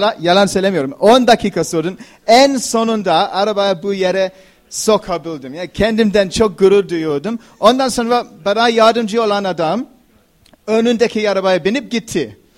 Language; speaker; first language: Turkish; non-native, fluent; English